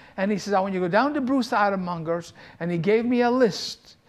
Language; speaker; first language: English; native; English